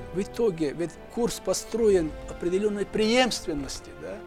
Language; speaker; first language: Russian; non-native, local second language; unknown